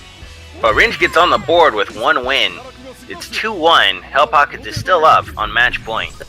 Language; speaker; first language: English; native; English